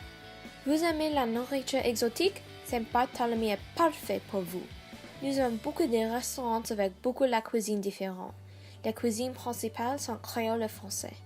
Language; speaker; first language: French; non-native, learner; English